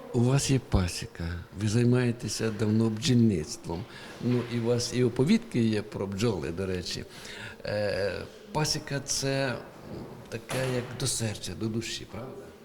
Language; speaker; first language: Ukrainian; native; Ukrainian